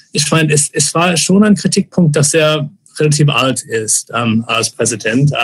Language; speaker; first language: German; non-native, fluent; English